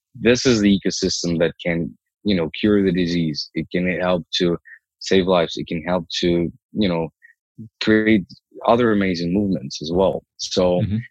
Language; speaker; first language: English; non-native, fluent; Ukrainian